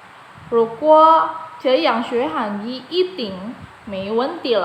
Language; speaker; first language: Chinese; non-native, fluent; Indonesian